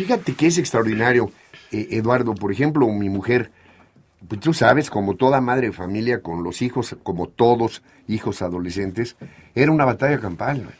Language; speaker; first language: Spanish; native; Spanish